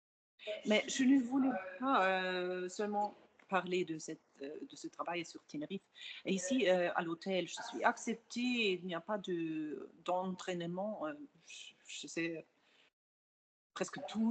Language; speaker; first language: French; non-native, fluent; German